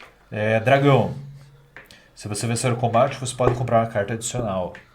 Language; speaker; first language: Portuguese; native; Portuguese